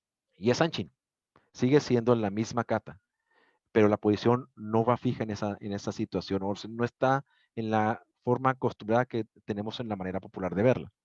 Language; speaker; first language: Spanish; native; Spanish